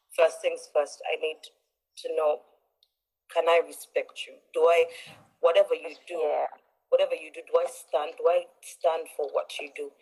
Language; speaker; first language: English; non-native, local second language; Ganda